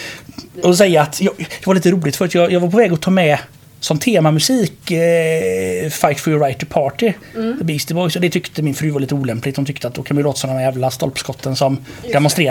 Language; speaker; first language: Swedish; native; Swedish